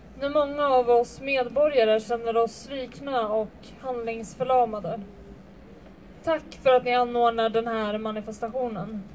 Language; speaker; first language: Swedish; early bilingual, other home language; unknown